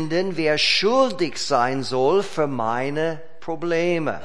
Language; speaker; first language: German; non-native, fluent; English